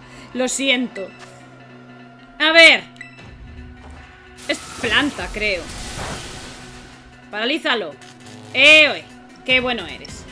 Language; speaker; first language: Spanish; native; Spanish